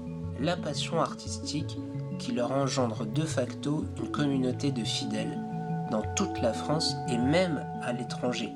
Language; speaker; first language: French; native; French